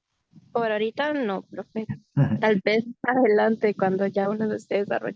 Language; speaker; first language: Spanish; native; Spanish